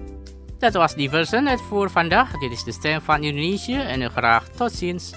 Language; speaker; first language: Dutch; non-native, learner; Indonesian